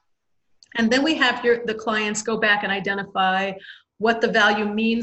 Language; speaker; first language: English; native; English